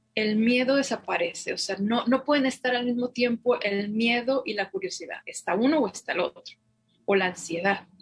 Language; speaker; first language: Spanish; native; Spanish